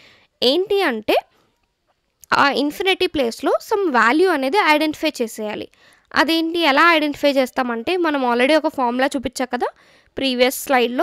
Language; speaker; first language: Telugu; native; Telugu